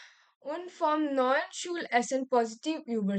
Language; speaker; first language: German; non-native, learner; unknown